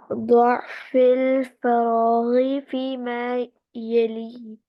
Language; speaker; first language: Arabic; non-native, learner; Urdu